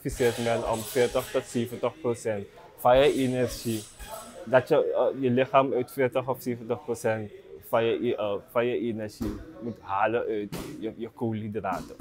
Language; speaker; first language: Dutch; native; Dutch